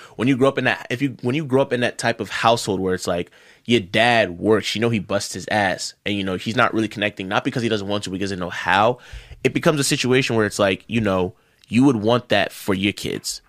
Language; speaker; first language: English; early bilingual, other home language; Yoruba